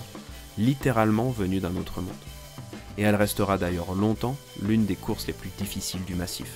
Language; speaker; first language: French; native; French